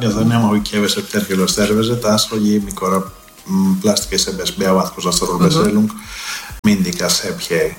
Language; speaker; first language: Hungarian; non-native, learner; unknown